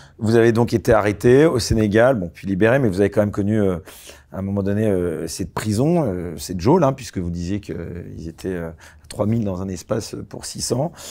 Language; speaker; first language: French; native; French